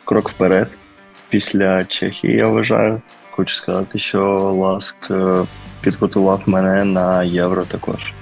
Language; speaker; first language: Ukrainian; early bilingual, heritage; Ukrainian